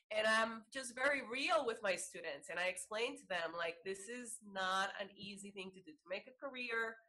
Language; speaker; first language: English; non-native, fluent; Spanish